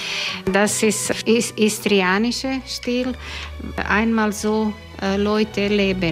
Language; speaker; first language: German; non-native, learner; Croatian